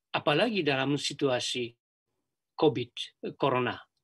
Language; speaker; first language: Indonesian; non-native, fluent; Japanese